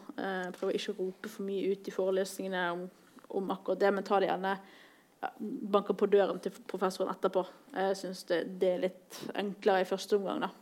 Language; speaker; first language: Norwegian; native; Norwegian